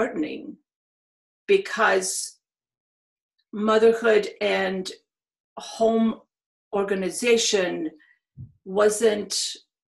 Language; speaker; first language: English; non-native, fluent; Serbian